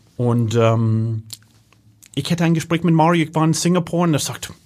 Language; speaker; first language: German; non-native, fluent; English